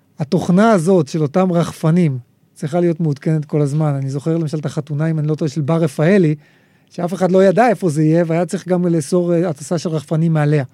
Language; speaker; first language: Hebrew; native; Hebrew